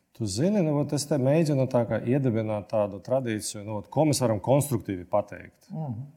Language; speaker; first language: Latvian; native; Latvian